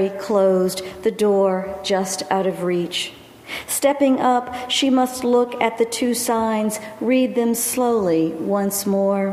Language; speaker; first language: English; native; English